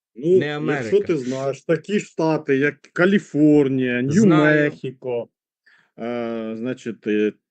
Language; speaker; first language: Ukrainian; non-native, local second language; Russian